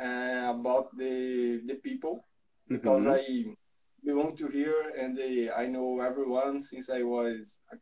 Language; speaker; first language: English; non-native, learner; Portuguese